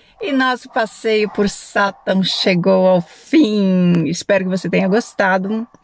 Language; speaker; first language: Portuguese; native; Portuguese